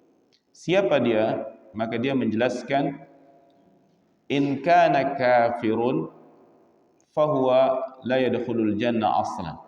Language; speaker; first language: Indonesian; native; Indonesian